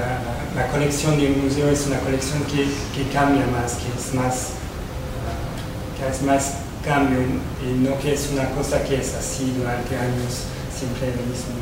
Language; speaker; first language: Spanish; non-native, fluent; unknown